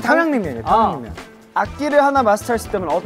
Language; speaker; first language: Korean; native; Korean